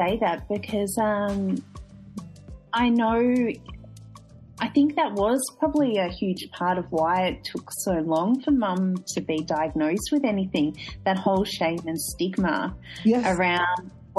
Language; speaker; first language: English; native; English